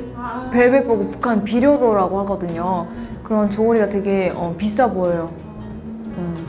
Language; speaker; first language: Korean; native; Korean